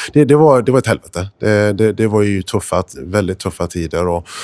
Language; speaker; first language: Swedish; non-native, fluent; English